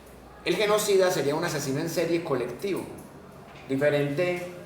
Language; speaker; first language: Spanish; native; Spanish